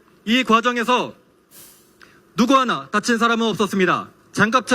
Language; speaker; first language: Korean; native; Korean